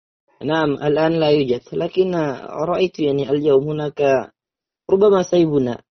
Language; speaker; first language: Arabic; non-native, learner; Indonesian